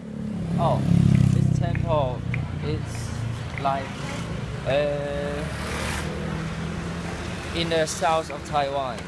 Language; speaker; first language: English; non-native, fluent; Chinese